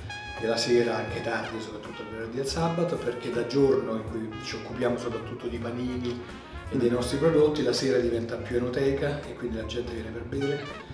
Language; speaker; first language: Italian; native; Italian